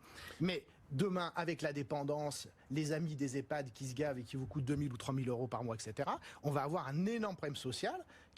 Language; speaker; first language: French; native; French